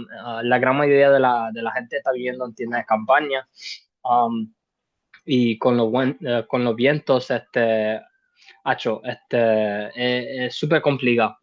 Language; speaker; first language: Spanish; early bilingual, heritage; Spanish